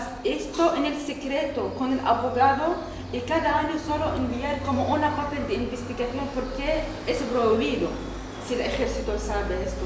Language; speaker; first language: Spanish; non-native, learner; Arabic